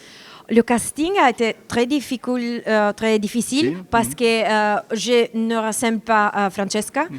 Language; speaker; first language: French; non-native, learner; Italian